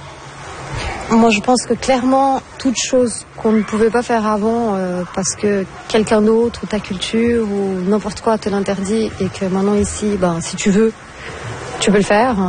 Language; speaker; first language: French; non-native, fluent; Portuguese